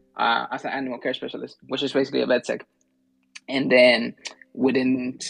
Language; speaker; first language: English; early bilingual, other home language; Spanish